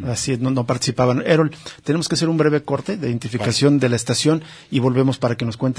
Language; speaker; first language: Spanish; native; Spanish